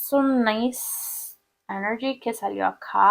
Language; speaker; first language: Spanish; early bilingual, heritage; Spanish